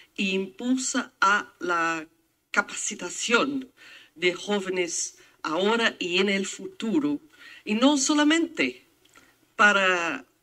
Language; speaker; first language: Spanish; non-native, fluent; English